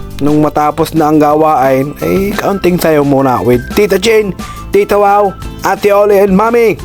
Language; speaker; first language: Filipino; native; Filipino